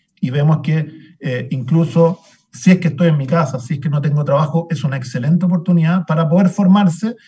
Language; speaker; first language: Spanish; native; Spanish